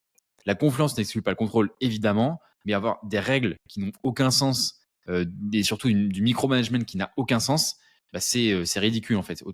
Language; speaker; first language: French; native; French